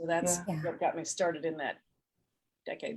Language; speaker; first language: English; native; English